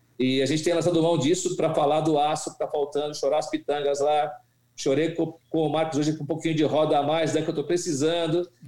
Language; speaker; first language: Portuguese; native; Portuguese